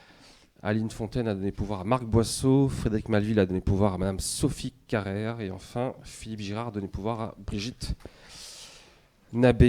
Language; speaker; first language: French; native; French